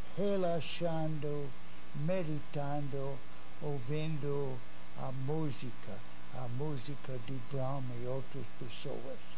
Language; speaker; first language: Portuguese; non-native, fluent; English